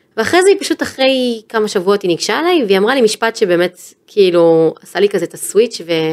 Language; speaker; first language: Hebrew; native; Hebrew